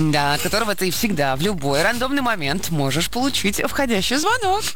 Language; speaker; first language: Russian; native; Russian